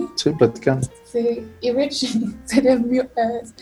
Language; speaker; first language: Spanish; non-native, learner; German